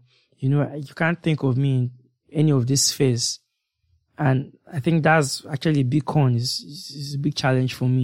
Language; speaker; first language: English; non-native, local second language; Yoruba